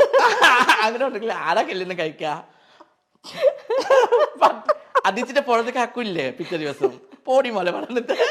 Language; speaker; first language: Malayalam; non-native, fluent; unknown